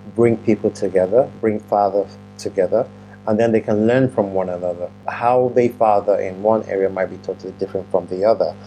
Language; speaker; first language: English; non-native, local second language; Yoruba